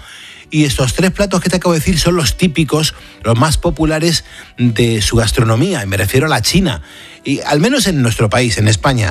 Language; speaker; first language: Spanish; native; Spanish